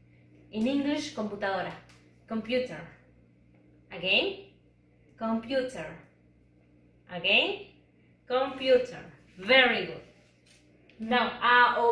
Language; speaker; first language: English; non-native, learner; Spanish